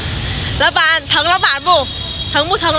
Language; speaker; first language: Chinese; non-native, fluent; Vietnamese